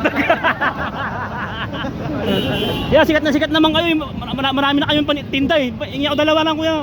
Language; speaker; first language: Filipino; native; Filipino